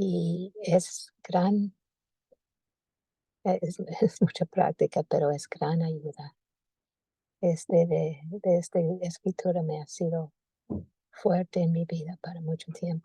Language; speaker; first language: Spanish; non-native, fluent; English